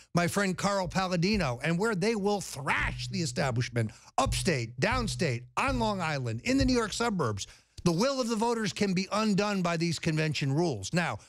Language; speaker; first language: English; native; English